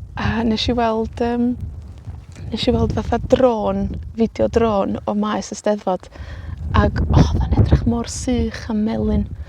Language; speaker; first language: Welsh; native; Welsh